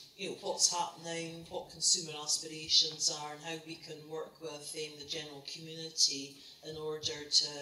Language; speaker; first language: English; native; English